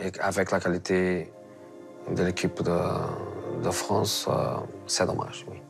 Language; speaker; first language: French; non-native, fluent; Portuguese